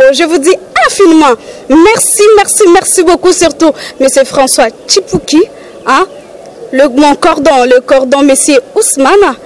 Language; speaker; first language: French; non-native, local second language; Lingala